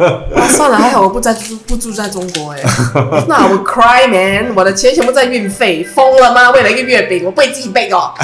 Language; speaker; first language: Chinese; native; Chinese